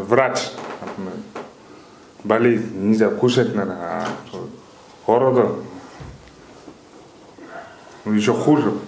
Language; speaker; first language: Russian; non-native, learner; Kyrgyz